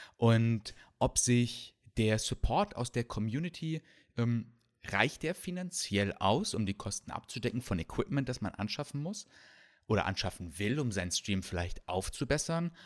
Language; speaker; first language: German; native; German